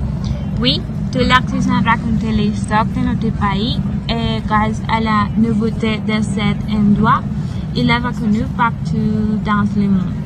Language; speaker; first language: French; non-native, learner; Spanish